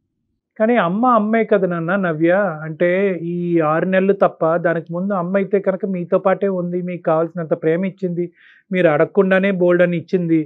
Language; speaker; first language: Telugu; native; Telugu